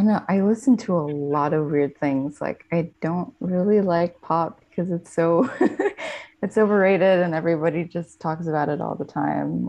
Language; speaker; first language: English; non-native, local second language; Filipino